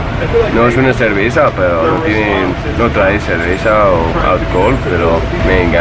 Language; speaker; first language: Spanish; non-native, fluent; English